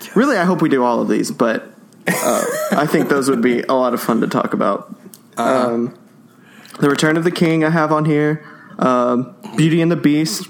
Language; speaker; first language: English; native; English